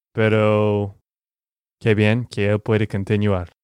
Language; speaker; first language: Spanish; non-native, fluent; English